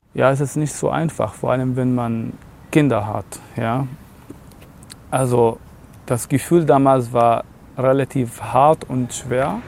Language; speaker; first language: German; non-native, learner; Arabic